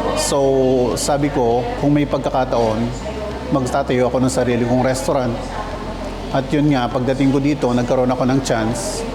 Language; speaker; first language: Filipino; non-native, local second language; Pampanga